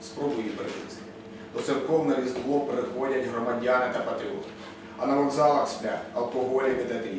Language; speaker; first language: Ukrainian; native; Ukrainian